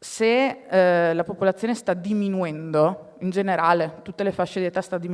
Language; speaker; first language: Italian; native; Italian